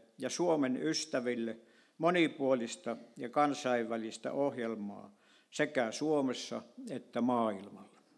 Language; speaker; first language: Finnish; native; Finnish